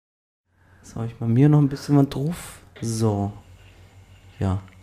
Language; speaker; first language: German; native; German